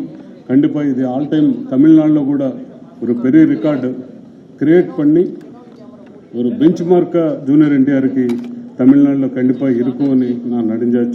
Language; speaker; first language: Tamil; non-native, learner; Telugu